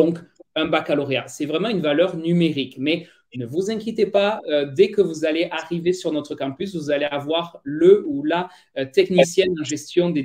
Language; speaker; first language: French; native; French